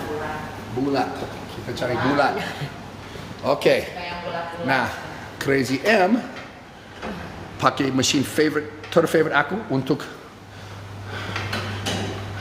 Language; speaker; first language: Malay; non-native, fluent; English